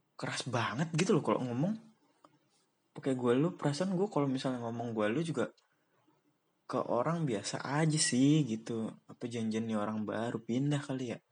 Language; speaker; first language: Indonesian; native; Indonesian